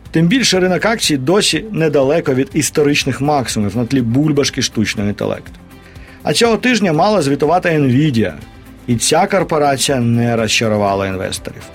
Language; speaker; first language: Ukrainian; non-native, local second language; Russian